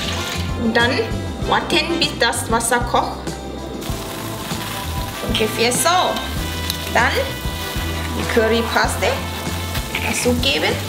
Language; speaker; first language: German; non-native, learner; Thai